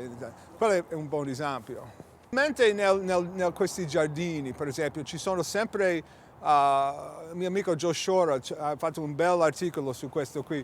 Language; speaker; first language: Italian; early bilingual, heritage; English